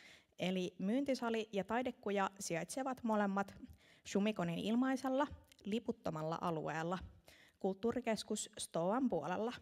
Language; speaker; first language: Finnish; native; Finnish